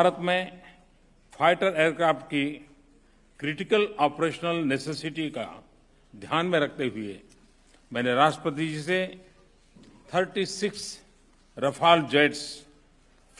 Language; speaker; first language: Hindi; non-native, local second language; Gujarati